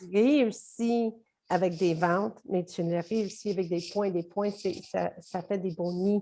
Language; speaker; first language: French; native; French